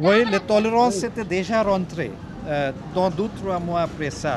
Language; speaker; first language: French; non-native, fluent; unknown